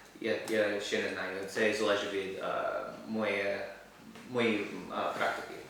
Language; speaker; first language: Ukrainian; non-native, learner; English